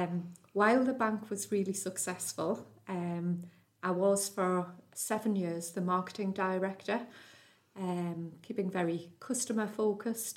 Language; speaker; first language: English; native; English